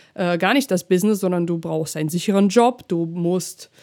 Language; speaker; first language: German; non-native, fluent; Russian